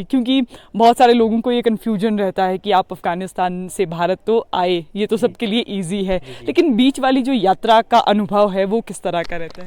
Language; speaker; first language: Hindi; native; Hindi